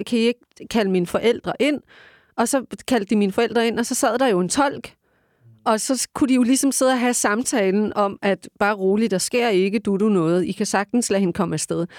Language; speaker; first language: Danish; early bilingual, other home language; Turkish